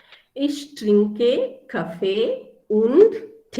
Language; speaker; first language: German; non-native, fluent; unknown